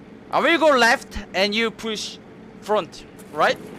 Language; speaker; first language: English; non-native, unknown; Korean